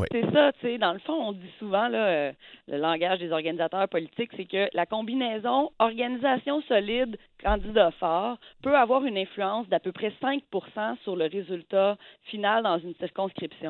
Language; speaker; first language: French; native; French